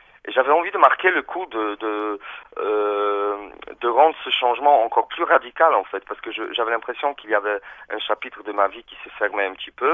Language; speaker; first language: French; early bilingual, other home language; Polish